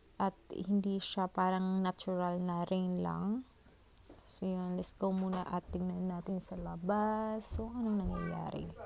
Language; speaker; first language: Filipino; non-native, local second language; Cebuano